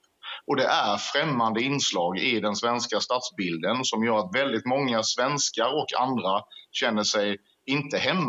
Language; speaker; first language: Swedish; native; Swedish